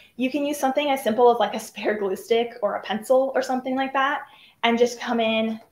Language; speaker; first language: English; native; English